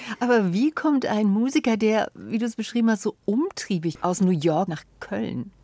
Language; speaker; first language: German; native; German